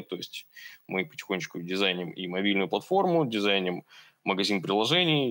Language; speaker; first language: Russian; native; Russian